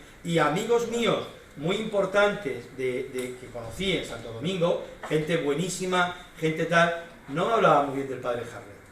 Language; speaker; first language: Spanish; native; Spanish